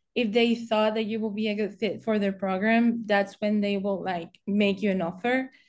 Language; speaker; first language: English; non-native, fluent; Spanish